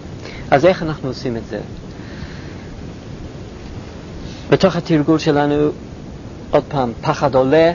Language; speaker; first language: Hebrew; non-native, fluent; English